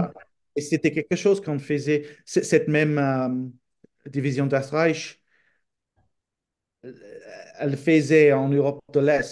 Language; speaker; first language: French; non-native, fluent; English